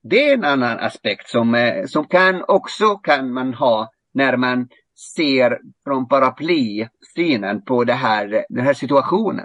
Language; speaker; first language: Swedish; non-native, fluent; Arabic